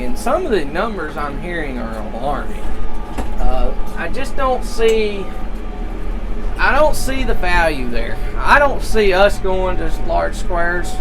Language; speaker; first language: English; native; English